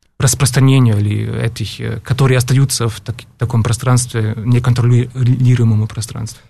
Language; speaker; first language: Russian; non-native, fluent; German